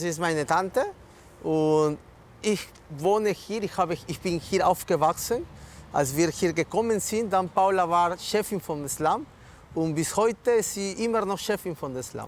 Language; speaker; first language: German; non-native, fluent; Spanish